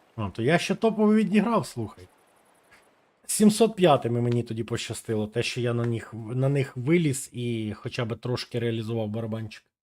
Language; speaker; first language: Ukrainian; non-native, local second language; Russian